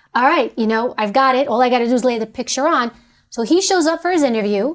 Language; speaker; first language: English; native; English